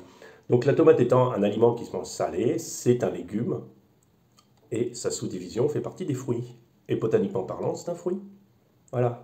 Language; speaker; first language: French; native; French